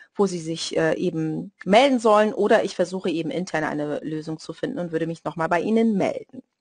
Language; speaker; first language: German; non-native, fluent; Portuguese